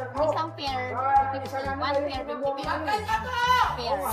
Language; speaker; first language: Filipino; native; Filipino